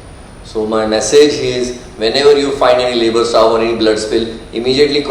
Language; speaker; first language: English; non-native, local second language; Marathi